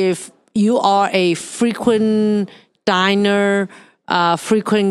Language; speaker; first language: English; non-native, local second language; Cantonese